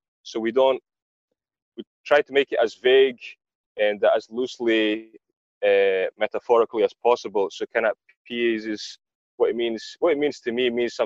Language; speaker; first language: English; non-native, fluent; Greek